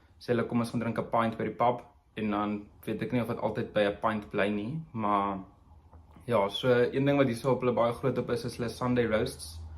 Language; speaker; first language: Afrikaans; native; Afrikaans